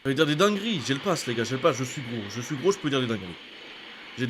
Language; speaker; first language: French; native; French